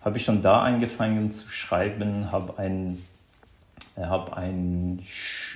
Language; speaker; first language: German; non-native, fluent; Persian